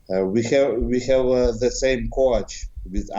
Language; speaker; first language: English; non-native, learner; Ukrainian